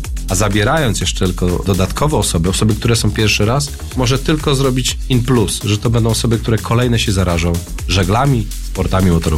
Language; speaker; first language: Polish; native; Polish